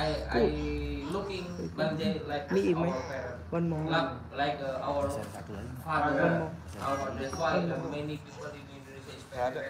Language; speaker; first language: English; non-native, learner; Indonesian